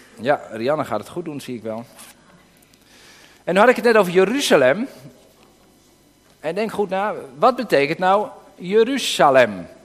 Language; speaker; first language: Dutch; native; Dutch